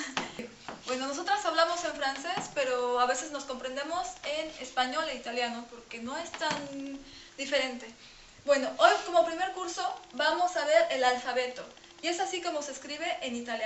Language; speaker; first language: Spanish; non-native, fluent; French